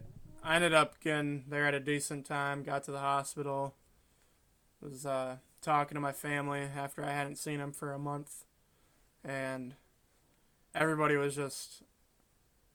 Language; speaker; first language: English; native; English